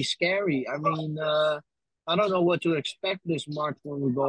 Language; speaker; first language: English; non-native, fluent; Dutch